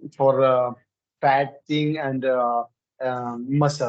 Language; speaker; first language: English; non-native, learner; Hindi